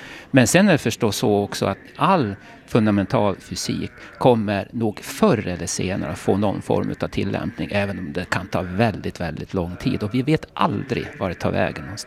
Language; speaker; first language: Swedish; native; Swedish